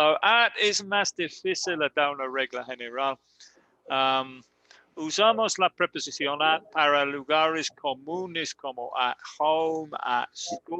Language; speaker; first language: Spanish; non-native, learner; English